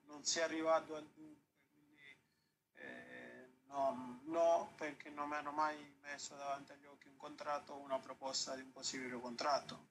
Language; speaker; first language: Italian; non-native, fluent; Spanish